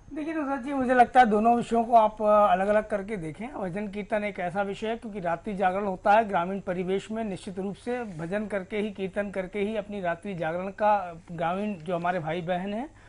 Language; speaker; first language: Hindi; native; Hindi